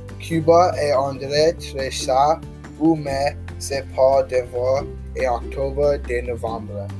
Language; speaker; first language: French; non-native, learner; English